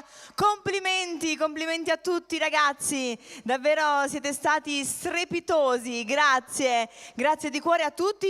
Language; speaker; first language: Italian; native; Italian